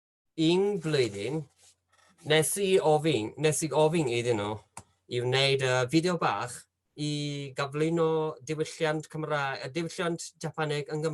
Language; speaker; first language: Welsh; non-native, fluent; Japanese